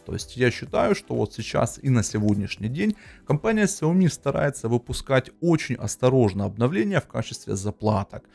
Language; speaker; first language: Russian; native; Russian